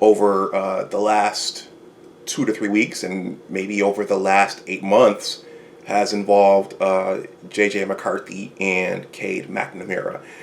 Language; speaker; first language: English; native; English